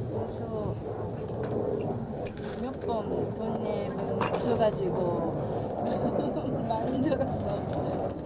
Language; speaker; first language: Korean; non-native, fluent; Japanese